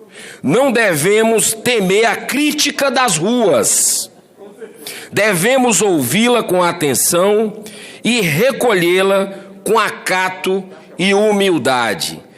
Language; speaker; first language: Portuguese; native; Portuguese